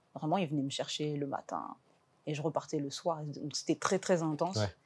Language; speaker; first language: French; native; French